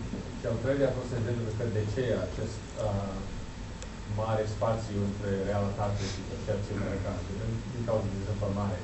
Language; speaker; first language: Romanian; non-native, learner; English